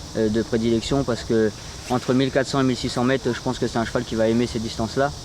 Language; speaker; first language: French; native; French